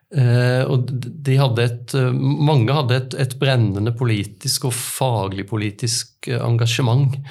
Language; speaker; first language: Norwegian; native; Norwegian